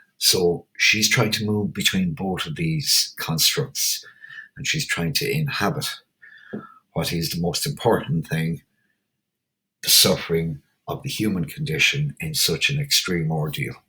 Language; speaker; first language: English; native; English